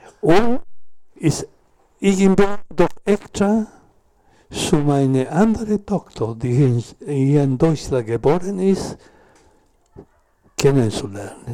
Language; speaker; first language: German; non-native, learner; Spanish